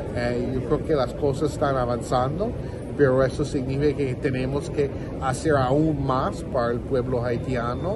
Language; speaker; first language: Spanish; non-native, fluent; English